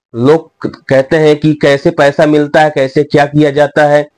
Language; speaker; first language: Hindi; native; Hindi